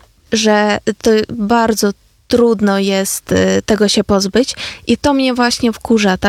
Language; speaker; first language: Polish; non-native, fluent; Ukrainian